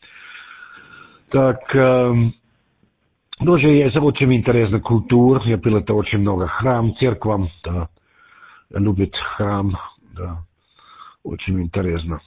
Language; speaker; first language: Russian; non-native, learner; German